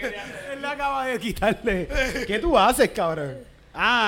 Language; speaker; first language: Spanish; native; Spanish